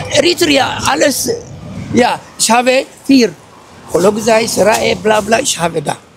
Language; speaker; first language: German; non-native, learner; Tigrinya